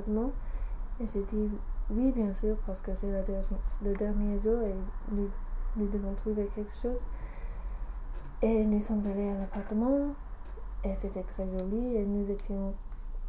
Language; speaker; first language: French; non-native, learner; English